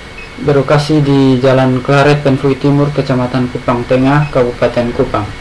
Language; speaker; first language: Indonesian; native; Indonesian